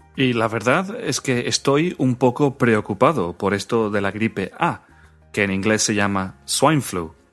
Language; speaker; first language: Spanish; native; Spanish